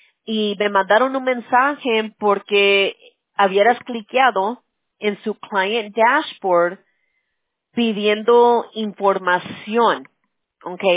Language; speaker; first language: Spanish; early bilingual, other home language; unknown